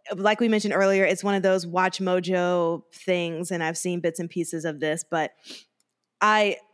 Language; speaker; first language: English; native; English